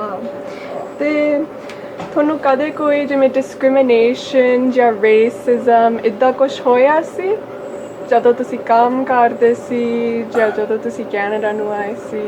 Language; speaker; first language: Punjabi; early bilingual, heritage; Punjabi